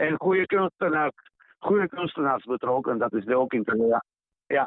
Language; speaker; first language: Dutch; non-native, learner; Georgian